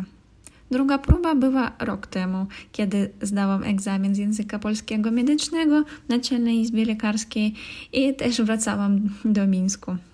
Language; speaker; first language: Polish; non-native, fluent; Russian